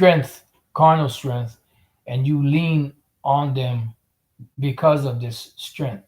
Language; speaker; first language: English; native; English